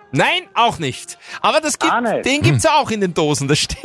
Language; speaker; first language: German; native; German